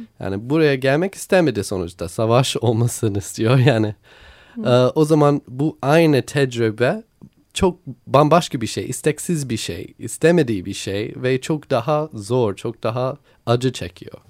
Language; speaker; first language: Turkish; non-native, learner; English